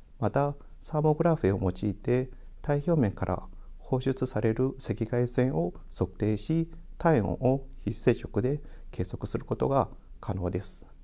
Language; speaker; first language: Japanese; non-native, fluent; Chinese